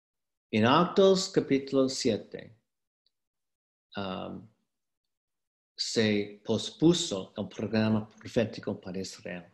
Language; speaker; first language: Spanish; non-native, fluent; English